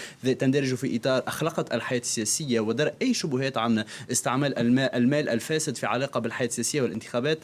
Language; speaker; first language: Arabic; native; Arabic